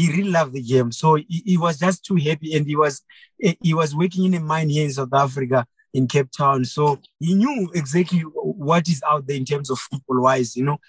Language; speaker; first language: English; non-native, local second language; Shona